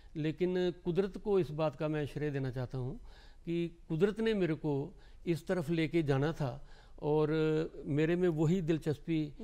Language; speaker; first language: Hindi; non-native, local second language; Punjabi